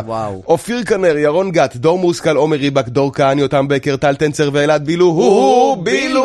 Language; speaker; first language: Hebrew; native; Hebrew